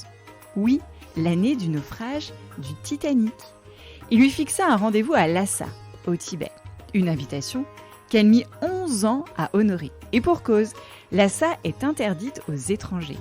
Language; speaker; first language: French; native; French